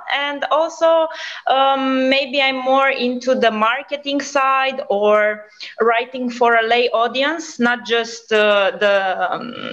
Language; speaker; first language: English; non-native, fluent; Romanian